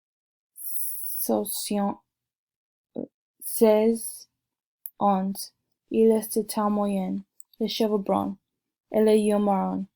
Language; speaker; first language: French; non-native, learner; English